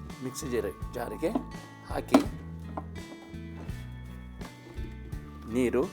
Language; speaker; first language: Kannada; native; Kannada